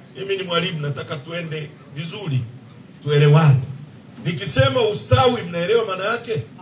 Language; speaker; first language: Swahili; native; Swahili